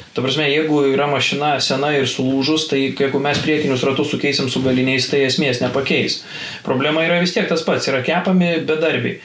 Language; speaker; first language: Lithuanian; native; Lithuanian